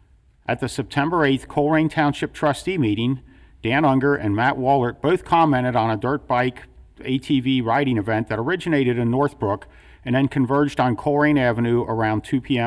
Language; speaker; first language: English; native; English